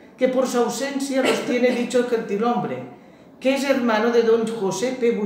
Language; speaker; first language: Spanish; non-native, local second language; Catalan